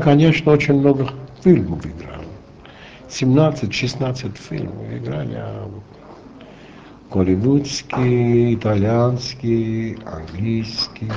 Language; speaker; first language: Russian; non-native, local second language; Armenian